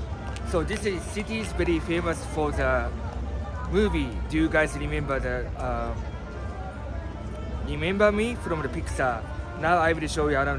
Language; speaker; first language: English; non-native, fluent; Japanese